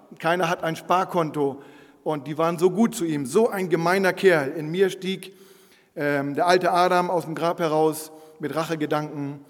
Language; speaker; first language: German; non-native, local second language; Low German